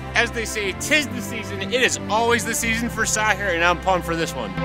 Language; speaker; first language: English; native; English